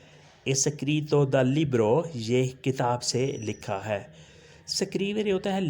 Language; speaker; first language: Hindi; non-native, local second language; Punjabi